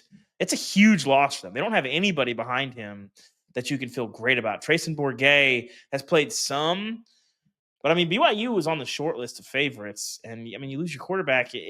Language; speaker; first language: English; native; English